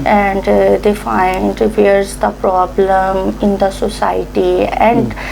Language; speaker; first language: English; non-native, local second language; Hindi